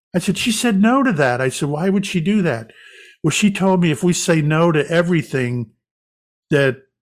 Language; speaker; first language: English; native; English